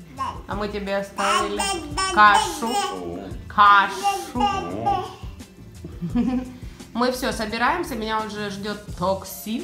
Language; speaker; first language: Russian; native; Russian